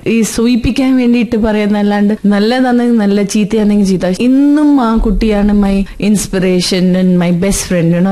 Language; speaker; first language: Malayalam; early bilingual, heritage; Malayalam